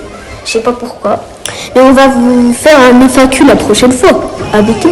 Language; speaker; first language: French; native; French